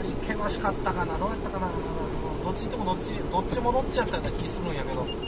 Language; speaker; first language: Japanese; native; Japanese